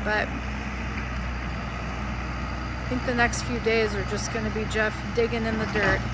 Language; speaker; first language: English; native; English